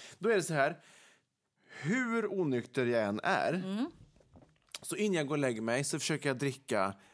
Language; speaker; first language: Swedish; native; Swedish